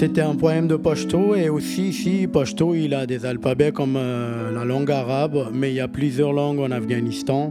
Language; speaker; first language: French; non-native, learner; Pashto